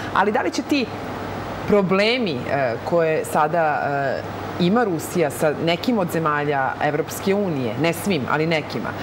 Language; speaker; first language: Serbian; native; Serbian